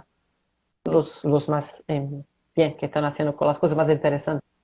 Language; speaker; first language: Spanish; non-native, fluent; Portuguese